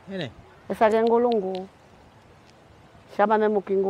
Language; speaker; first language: Portuguese; non-native, local second language; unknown